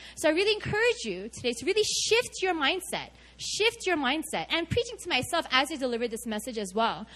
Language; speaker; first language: English; native; English